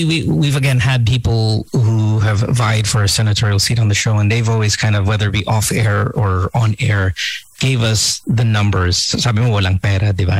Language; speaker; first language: English; non-native, local second language; Filipino